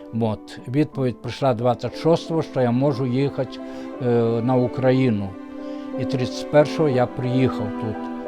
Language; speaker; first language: Ukrainian; non-native, fluent; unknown